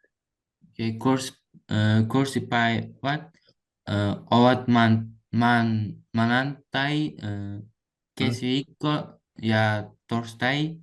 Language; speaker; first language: Finnish; non-native, learner; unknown